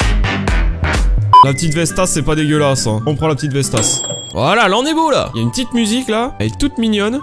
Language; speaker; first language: French; native; French